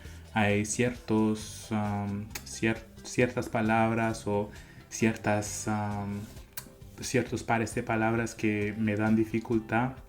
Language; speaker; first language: Spanish; non-native, fluent; English